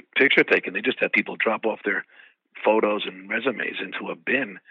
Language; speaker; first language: English; native; English